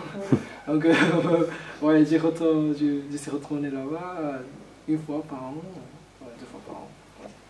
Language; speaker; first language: French; non-native, learner; Japanese